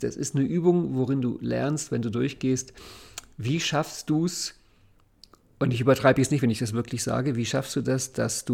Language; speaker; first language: German; native; German